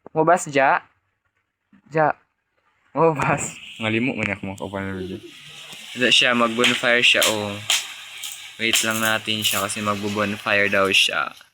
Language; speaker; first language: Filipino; non-native, local second language; Cebuano